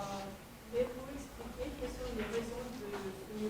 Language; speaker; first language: French; non-native, learner; Russian